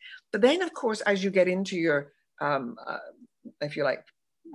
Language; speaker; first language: English; native; English